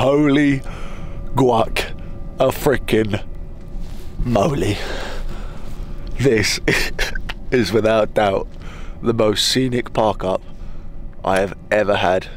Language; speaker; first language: English; native; English